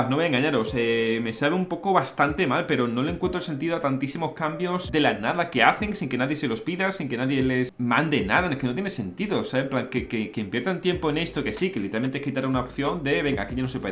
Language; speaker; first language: Spanish; native; Spanish